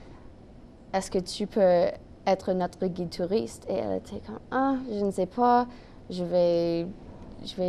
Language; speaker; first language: French; non-native, local second language; English